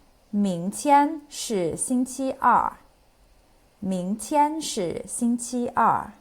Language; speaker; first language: Chinese; non-native, fluent; English